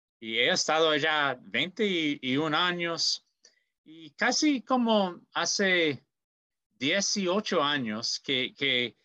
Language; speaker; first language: Spanish; non-native, learner; English